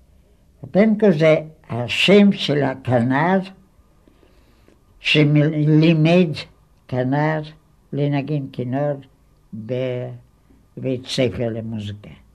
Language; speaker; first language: Hebrew; non-native, fluent; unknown